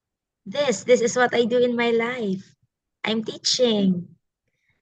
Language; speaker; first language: English; non-native, fluent; Filipino